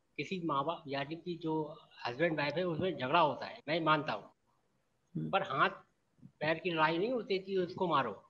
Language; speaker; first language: Hindi; native; Hindi